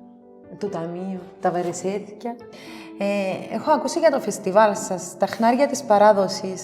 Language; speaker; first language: Greek; native; Greek